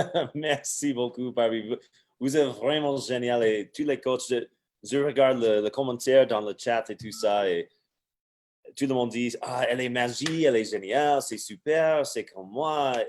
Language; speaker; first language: French; non-native, fluent; English